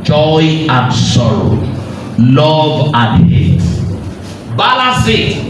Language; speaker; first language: English; non-native, local second language; Yoruba